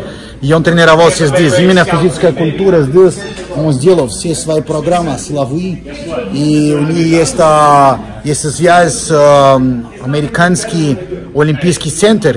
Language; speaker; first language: Russian; non-native, fluent; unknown